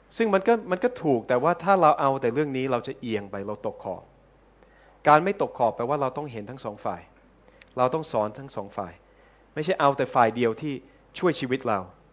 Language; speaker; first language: Thai; non-native, fluent; English